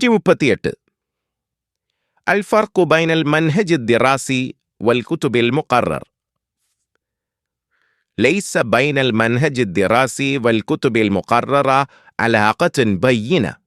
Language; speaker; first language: Arabic; non-native, fluent; Malayalam